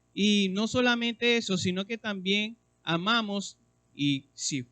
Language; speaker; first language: Spanish; native; Spanish